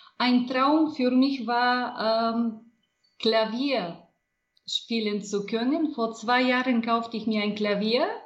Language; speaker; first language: German; non-native, fluent; Bulgarian